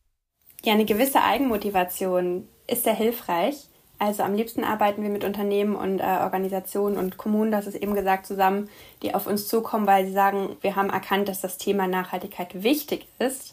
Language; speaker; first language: German; native; German